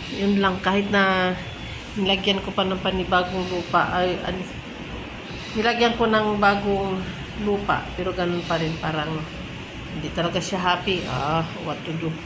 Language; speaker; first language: Filipino; native; Filipino